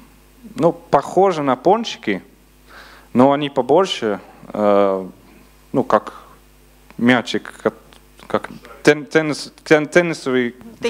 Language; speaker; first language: Russian; non-native, learner; Dutch